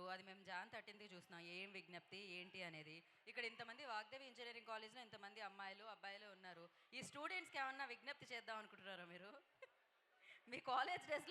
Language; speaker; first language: Telugu; native; Telugu